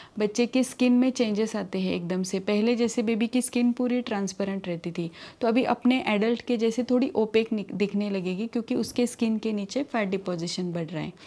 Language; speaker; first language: Hindi; non-native, local second language; Marathi